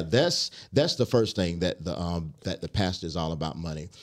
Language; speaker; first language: English; native; English